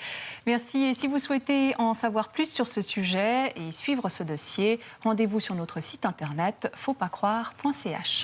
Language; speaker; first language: French; native; French